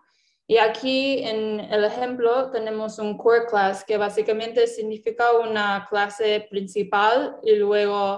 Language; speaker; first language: Spanish; non-native, fluent; English